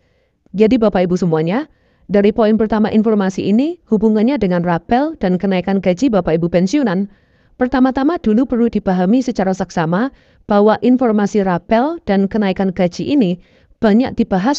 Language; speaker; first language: Indonesian; native; Indonesian